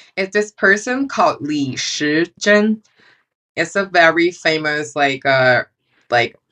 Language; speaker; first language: English; non-native, fluent; Chinese